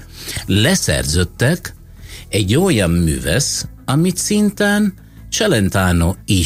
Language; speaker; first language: Hungarian; non-native, fluent; Italian